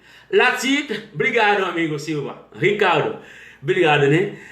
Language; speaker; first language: Portuguese; non-native, learner; Haitian Creole